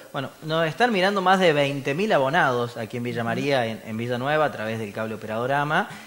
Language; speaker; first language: Spanish; native; Spanish